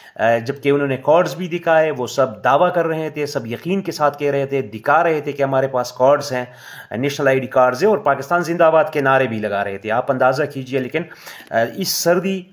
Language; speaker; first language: Urdu; non-native, local second language; Pashto